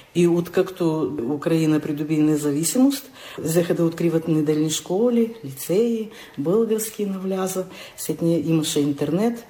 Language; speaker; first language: Bulgarian; early bilingual, heritage; Bulgarian